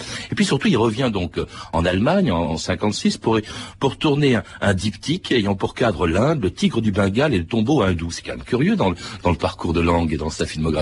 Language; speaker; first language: French; native; French